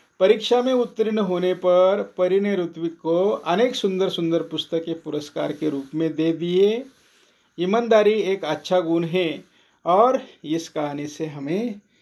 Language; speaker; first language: Hindi; non-native, local second language; Marathi